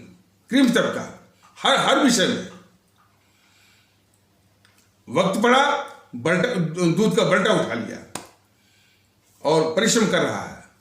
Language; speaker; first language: Hindi; native; Hindi